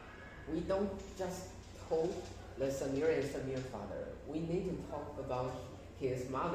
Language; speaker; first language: English; non-native, learner; Chinese